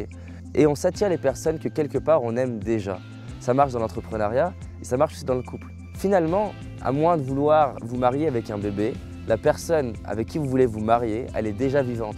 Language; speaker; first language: French; native; French